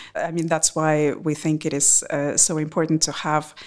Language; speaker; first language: English; non-native, fluent; Russian